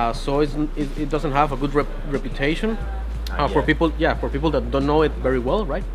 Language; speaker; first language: English; non-native, fluent; Spanish